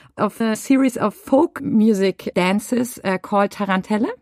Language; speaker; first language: English; non-native, fluent; German